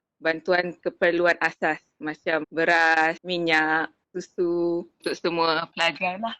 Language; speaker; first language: Malay; native; Malay